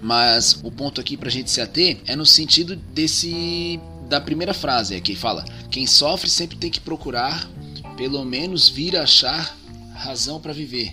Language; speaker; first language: Portuguese; native; Portuguese